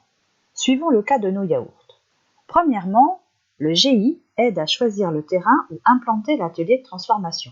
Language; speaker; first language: French; native; French